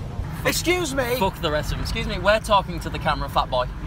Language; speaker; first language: English; native; English